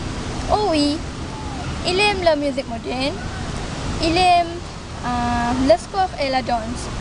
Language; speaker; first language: French; non-native, learner; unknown